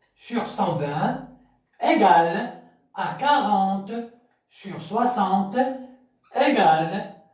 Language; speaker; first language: French; non-native, local second language; Arabic